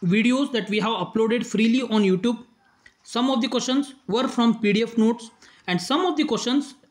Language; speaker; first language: English; non-native, local second language; Kannada